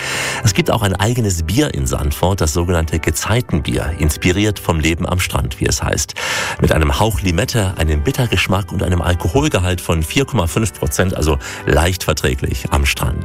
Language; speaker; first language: German; native; German